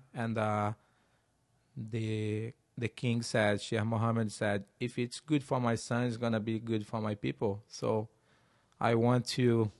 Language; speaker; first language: English; non-native, learner; Portuguese